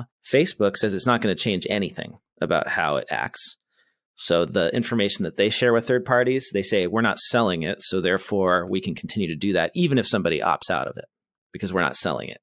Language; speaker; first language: English; native; English